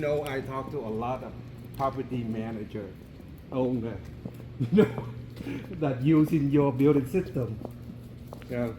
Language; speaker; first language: English; non-native, fluent; Vietnamese